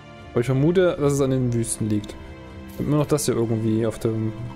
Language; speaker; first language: German; native; German